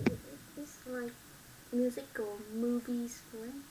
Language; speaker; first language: English; non-native, learner; Vietnamese